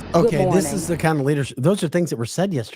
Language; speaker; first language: English; native; English